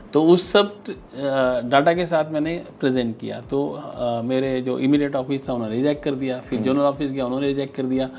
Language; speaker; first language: Hindi; native; Hindi